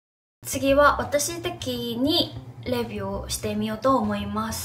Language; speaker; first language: Japanese; non-native, fluent; Korean